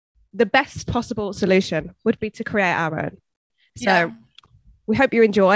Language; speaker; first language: English; native; English